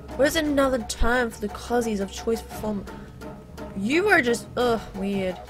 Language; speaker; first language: English; native; English